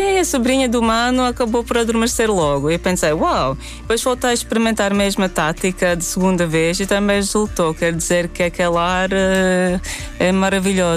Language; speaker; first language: Portuguese; non-native, fluent; Latvian